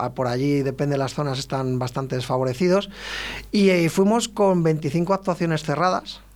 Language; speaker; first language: Spanish; native; Spanish